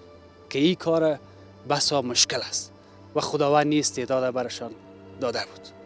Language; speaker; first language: Persian; native; Persian